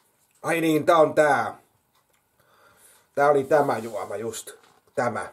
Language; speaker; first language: Finnish; native; Finnish